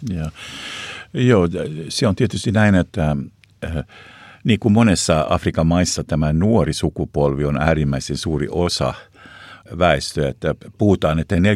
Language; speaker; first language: Finnish; non-native, local second language; Swedish